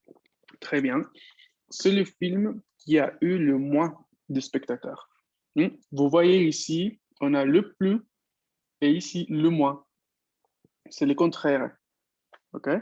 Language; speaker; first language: French; non-native, fluent; Spanish